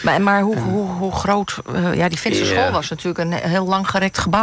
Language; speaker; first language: Dutch; native; Dutch